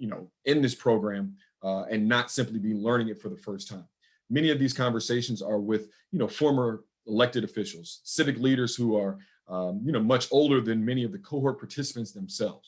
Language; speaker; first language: English; native; English